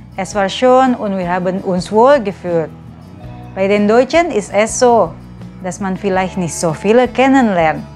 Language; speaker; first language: German; non-native, fluent; Indonesian